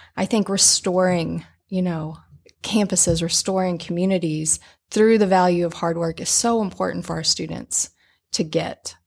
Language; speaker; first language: English; native; English